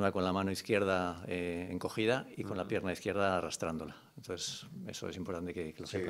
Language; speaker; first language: Spanish; native; Spanish